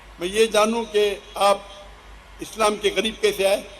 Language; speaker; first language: Hindi; non-native, local second language; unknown